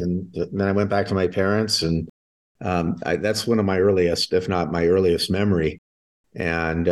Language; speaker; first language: English; native; English